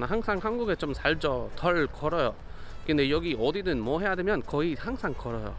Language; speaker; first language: Korean; non-native, learner; Spanish